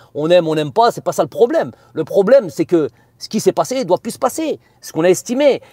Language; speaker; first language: French; native; French